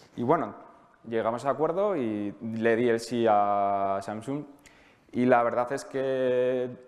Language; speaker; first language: Spanish; native; Spanish